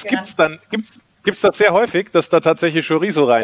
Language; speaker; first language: German; native; German